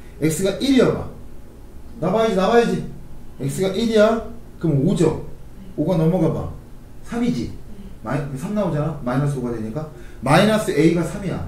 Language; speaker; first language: Korean; native; Korean